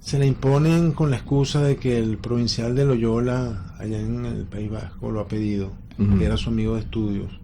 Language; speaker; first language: Spanish; native; Spanish